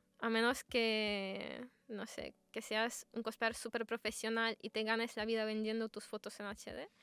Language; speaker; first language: Spanish; non-native, fluent; Russian